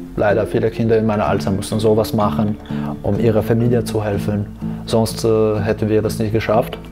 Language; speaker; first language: German; non-native, fluent; Arabic